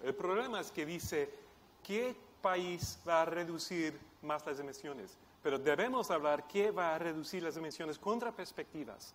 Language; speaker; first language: Spanish; non-native, fluent; English